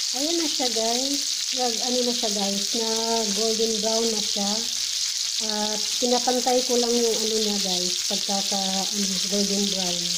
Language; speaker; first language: Filipino; non-native, local second language; Cebuano